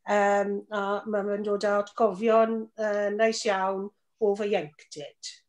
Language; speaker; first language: Welsh; non-native, learner; English